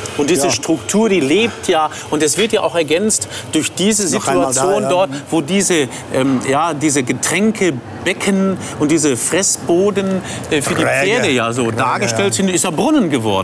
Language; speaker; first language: German; native; German